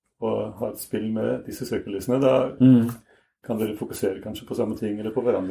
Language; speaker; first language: Norwegian; non-native, fluent; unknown